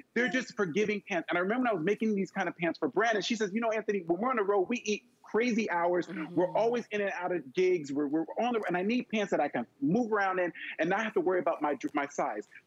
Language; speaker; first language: English; native; English